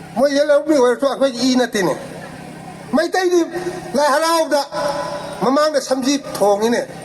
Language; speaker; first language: Manipuri; non-native, local second language; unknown